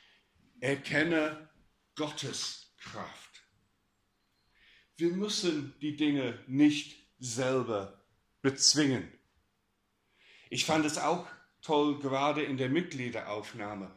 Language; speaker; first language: German; non-native, fluent; English